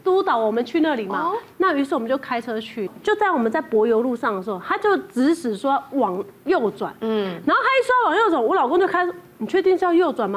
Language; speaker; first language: Chinese; native; Chinese